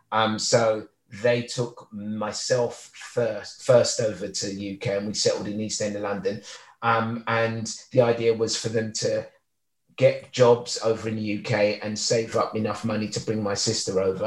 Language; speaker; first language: English; native; English